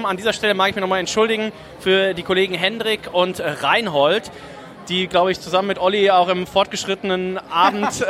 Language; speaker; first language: German; native; German